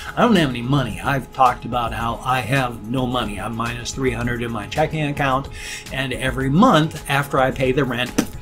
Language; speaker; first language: English; native; English